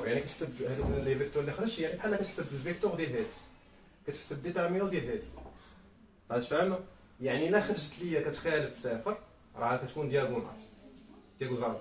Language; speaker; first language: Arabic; native; Arabic